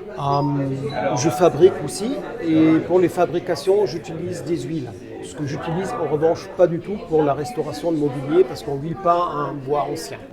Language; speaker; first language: French; non-native, fluent; German